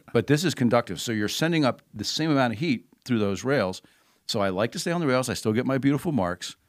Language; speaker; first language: English; native; English